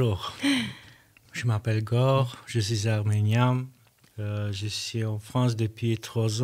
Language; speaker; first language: French; non-native, learner; Armenian